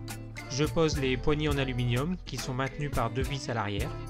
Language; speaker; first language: French; native; French